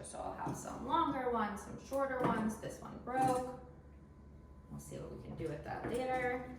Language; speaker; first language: English; native; English